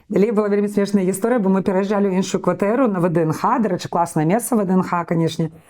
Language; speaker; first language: Belarusian; non-native, local second language; Russian